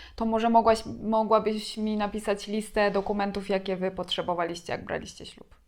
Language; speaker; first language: Polish; native; Polish